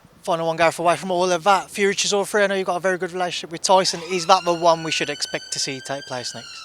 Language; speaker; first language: English; native; English